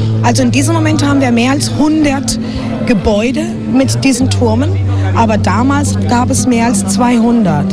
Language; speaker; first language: German; non-native, fluent; Spanish